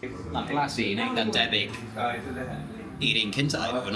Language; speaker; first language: Welsh; native; Welsh